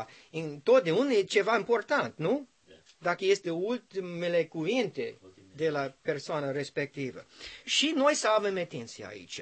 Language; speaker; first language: Romanian; non-native, learner; English